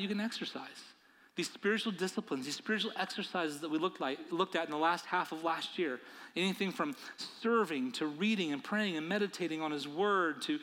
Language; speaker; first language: English; native; English